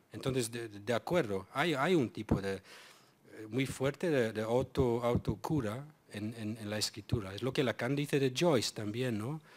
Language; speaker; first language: Spanish; non-native, fluent; English